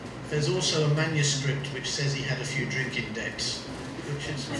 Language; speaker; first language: English; native; English